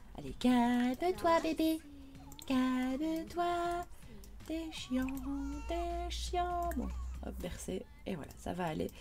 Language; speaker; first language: French; native; French